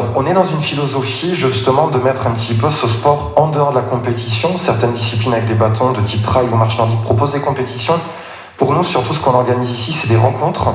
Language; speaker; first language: French; native; French